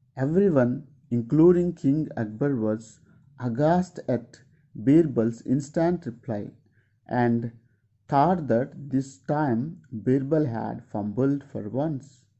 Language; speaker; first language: English; non-native, local second language; Telugu